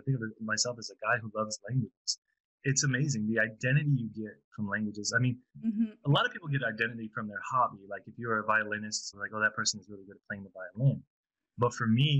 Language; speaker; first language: English; native; English